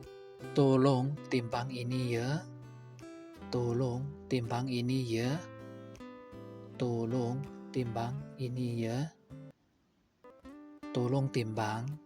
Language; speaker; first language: Indonesian; non-native, learner; Burmese